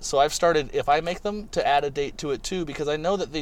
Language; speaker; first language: English; native; English